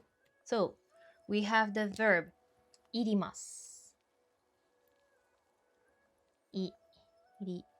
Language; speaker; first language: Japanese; non-native, learner; French